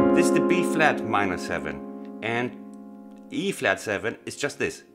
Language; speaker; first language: English; non-native, fluent; German